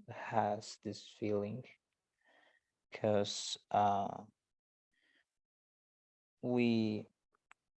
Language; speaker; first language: English; non-native, learner; Spanish